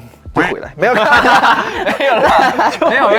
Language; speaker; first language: Chinese; native; Chinese